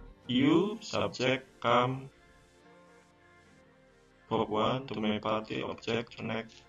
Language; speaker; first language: English; non-native, learner; Indonesian